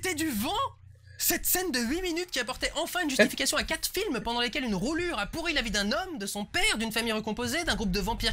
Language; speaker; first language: French; native; French